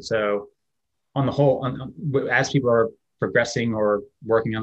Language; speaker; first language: English; native; English